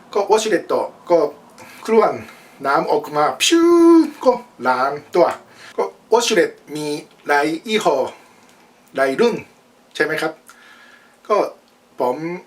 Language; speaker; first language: Thai; non-native, learner; Japanese